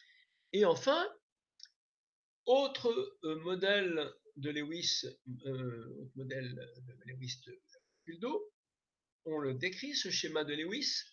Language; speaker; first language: French; native; French